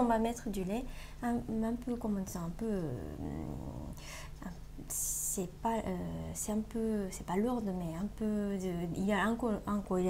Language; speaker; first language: French; non-native, learner; Japanese